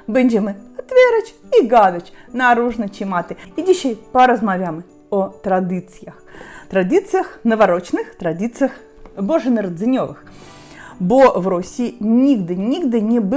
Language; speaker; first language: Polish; non-native, learner; Russian